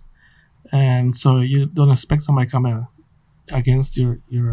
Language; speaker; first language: English; non-native, fluent; Spanish